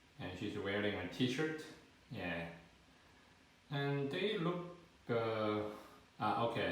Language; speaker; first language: English; non-native, fluent; Korean